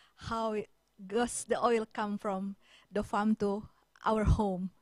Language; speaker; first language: English; non-native, fluent; Indonesian